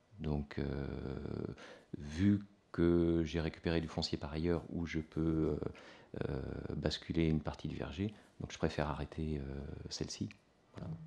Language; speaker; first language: French; native; French